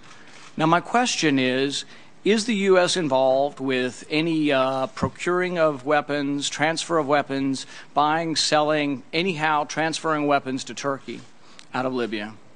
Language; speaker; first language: English; native; English